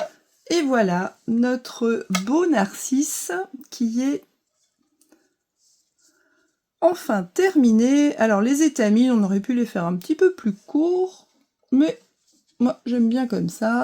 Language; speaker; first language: French; native; French